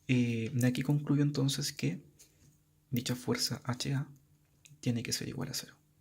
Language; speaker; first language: Spanish; native; Spanish